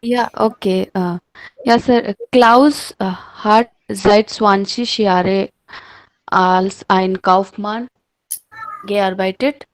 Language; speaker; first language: German; non-native, learner; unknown